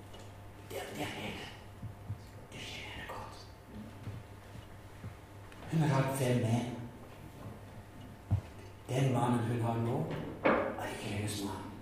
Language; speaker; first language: Norwegian; non-native, fluent; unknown